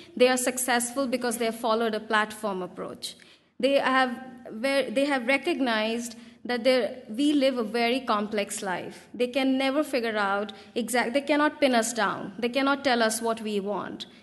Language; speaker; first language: English; non-native, local second language; Hindi